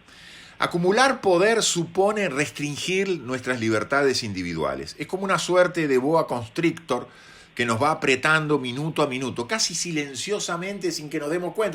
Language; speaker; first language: Spanish; native; Spanish